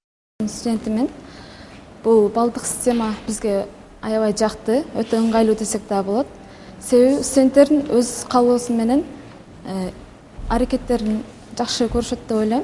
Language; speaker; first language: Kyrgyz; non-native, local second language; Uzbek